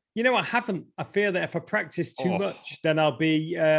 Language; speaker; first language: English; native; English